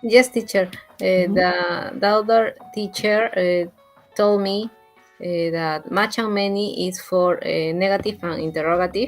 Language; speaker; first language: English; non-native, learner; Spanish